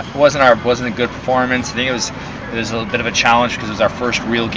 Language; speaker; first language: English; native; English